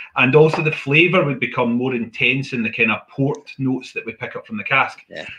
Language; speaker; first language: English; native; English